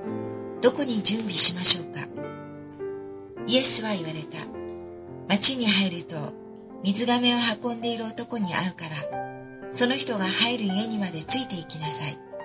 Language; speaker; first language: Japanese; native; Japanese